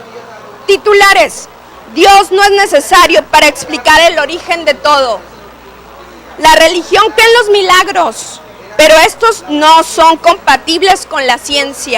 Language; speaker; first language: Spanish; native; Spanish